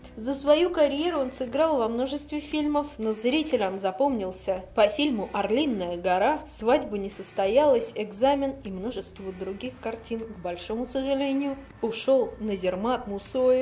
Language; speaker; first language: Russian; native; Russian